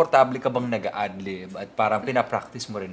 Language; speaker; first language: Filipino; native; Filipino